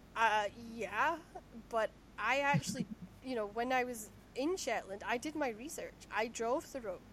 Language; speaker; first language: English; native; English